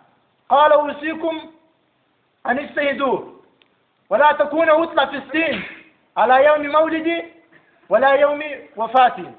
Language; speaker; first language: Arabic; non-native, learner; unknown